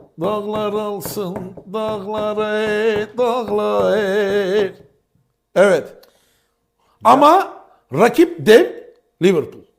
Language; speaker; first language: Turkish; native; Turkish